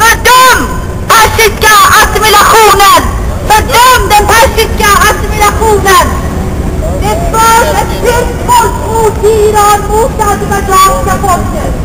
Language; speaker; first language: Swedish; non-native, fluent; Azerbaijani